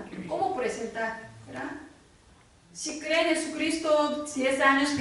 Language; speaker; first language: Spanish; non-native, learner; Korean